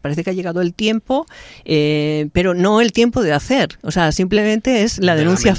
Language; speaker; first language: Spanish; native; Spanish